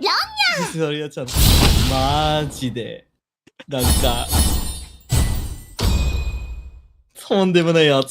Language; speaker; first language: Japanese; non-native, learner; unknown